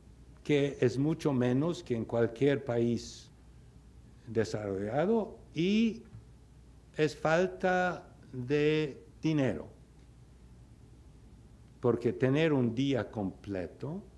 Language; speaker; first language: Spanish; non-native, fluent; English